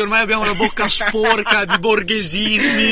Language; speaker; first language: Italian; native; Italian